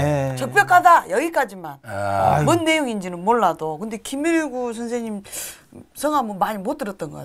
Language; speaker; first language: Korean; native; Korean